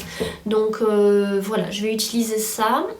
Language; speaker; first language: French; native; French